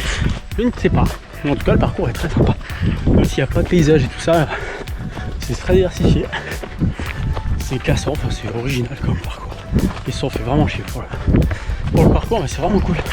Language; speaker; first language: French; native; French